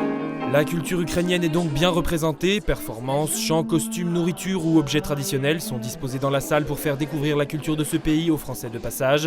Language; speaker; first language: French; native; French